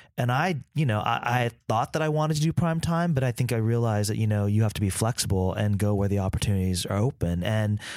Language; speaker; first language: English; early bilingual, other home language; Vietnamese